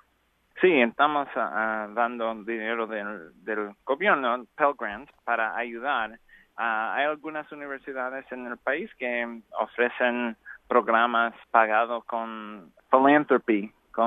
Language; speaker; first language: Spanish; non-native, learner; English